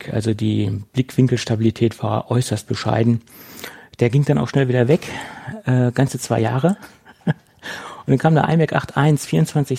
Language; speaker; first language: German; native; German